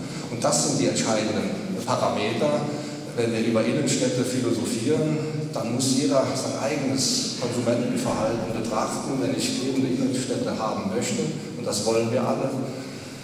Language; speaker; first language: German; native; German